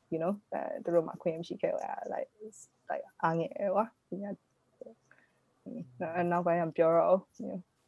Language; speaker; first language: Burmese; native; Burmese